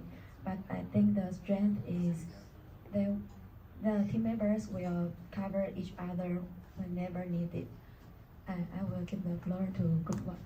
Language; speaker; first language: English; non-native, learner; Chinese